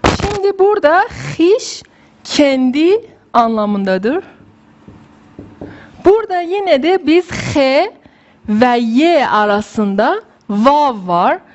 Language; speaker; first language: Turkish; non-native, fluent; Persian